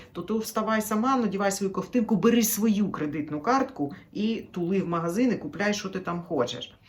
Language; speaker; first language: Ukrainian; native; Ukrainian